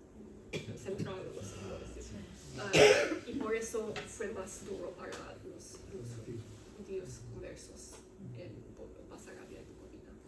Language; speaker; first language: Spanish; non-native, learner; Romanian